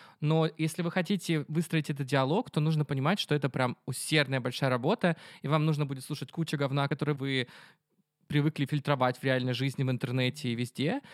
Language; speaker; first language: Russian; native; Russian